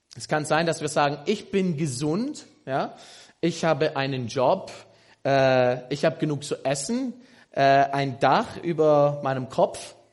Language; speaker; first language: German; non-native, fluent; English